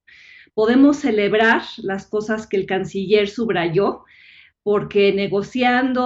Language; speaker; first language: Spanish; native; Spanish